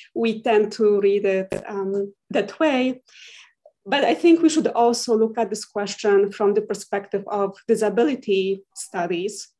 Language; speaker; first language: English; non-native, fluent; Polish